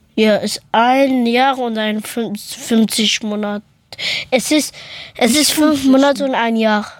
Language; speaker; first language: German; early bilingual, other home language; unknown